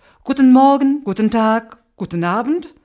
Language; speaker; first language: German; non-native, fluent; French